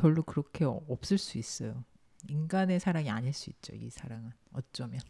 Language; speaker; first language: Korean; native; Korean